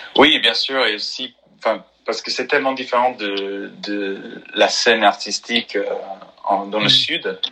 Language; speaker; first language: French; non-native, fluent; English